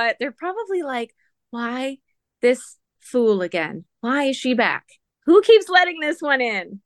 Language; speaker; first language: English; native; English